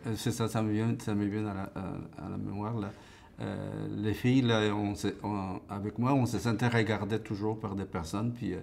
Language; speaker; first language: French; non-native, fluent; Spanish